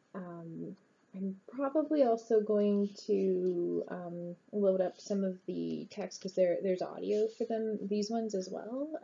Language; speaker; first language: English; native; English